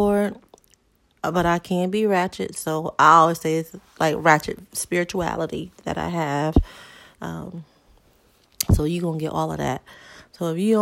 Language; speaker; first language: English; native; English